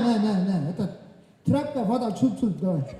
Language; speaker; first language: Russian; non-native, local second language; Kyrgyz